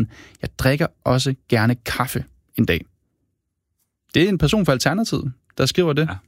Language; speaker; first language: Danish; native; Danish